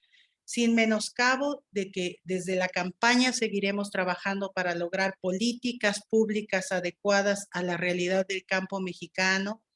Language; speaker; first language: Spanish; native; Spanish